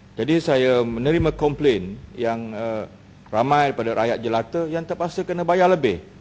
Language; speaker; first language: Malay; native; Malay